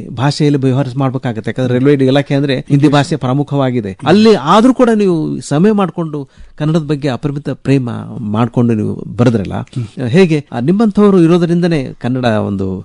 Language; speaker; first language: Kannada; native; Kannada